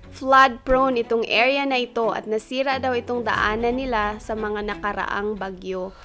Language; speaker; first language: Filipino; non-native, local second language; Cebuano